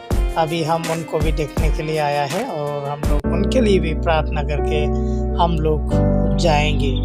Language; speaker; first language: Hindi; non-native, local second language; Bodo